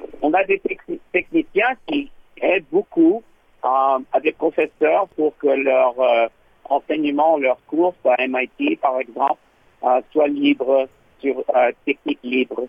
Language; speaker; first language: French; non-native, learner; English